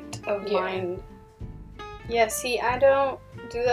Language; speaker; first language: English; early bilingual, other home language; Hebrew